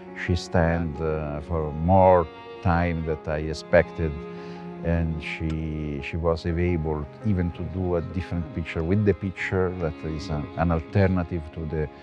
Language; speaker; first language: English; non-native, fluent; Italian